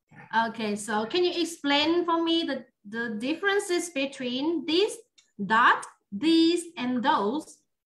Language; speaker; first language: English; non-native, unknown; Vietnamese